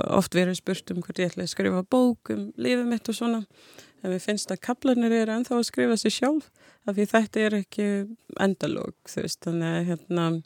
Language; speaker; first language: Icelandic; non-native, fluent; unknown